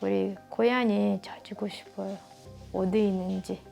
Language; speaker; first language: Korean; early bilingual, heritage; Russian